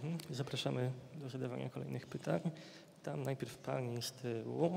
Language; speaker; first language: Polish; native; Polish